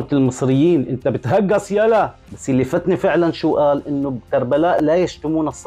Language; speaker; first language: Arabic; native; Arabic